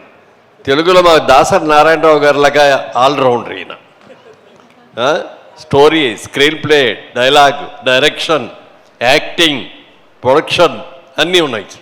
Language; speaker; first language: Telugu; native; Telugu